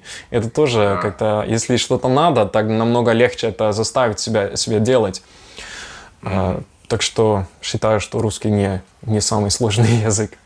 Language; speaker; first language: Russian; non-native, fluent; Dutch